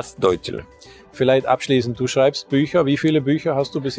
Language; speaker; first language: German; native; German